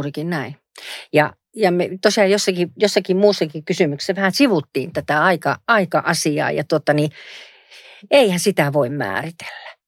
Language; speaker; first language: Finnish; native; Finnish